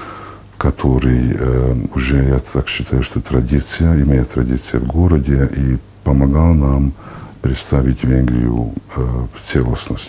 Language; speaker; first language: Russian; non-native, fluent; Hungarian